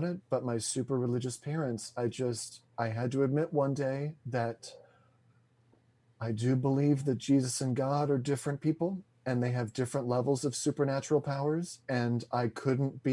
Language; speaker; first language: English; native; English